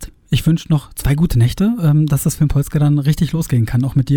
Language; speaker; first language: German; native; German